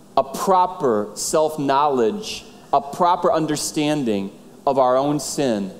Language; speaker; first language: English; native; English